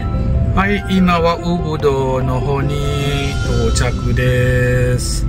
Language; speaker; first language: Japanese; non-native, fluent; Balinese